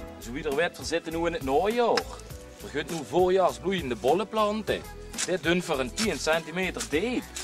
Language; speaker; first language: Dutch; native; Dutch